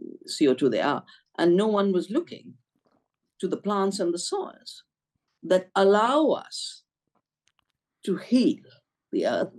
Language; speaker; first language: English; non-native, local second language; Hindi